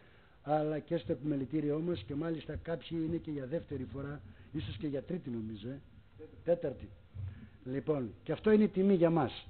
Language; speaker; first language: Greek; native; Greek